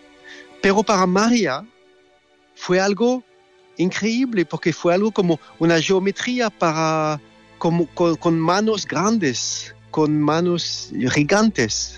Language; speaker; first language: Spanish; non-native, fluent; French